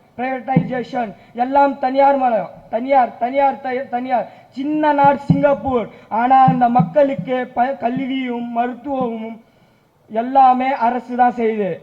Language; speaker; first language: Tamil; non-native, local second language; Urdu